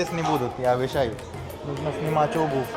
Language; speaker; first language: Russian; non-native, learner; Hindi